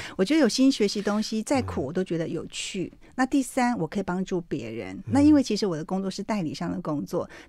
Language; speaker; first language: Chinese; native; Chinese